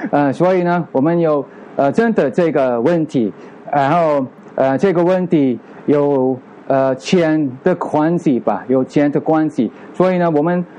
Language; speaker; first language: Chinese; non-native, fluent; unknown